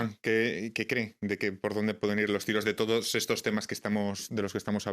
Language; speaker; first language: Spanish; native; Spanish